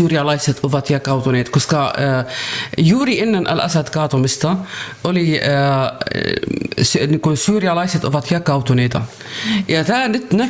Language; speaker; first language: Finnish; non-native, learner; Arabic